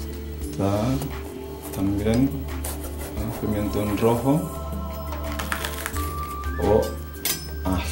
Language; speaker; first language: Spanish; non-native, fluent; Indonesian